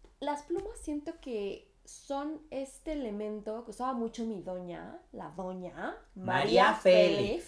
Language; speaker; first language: Spanish; native; Spanish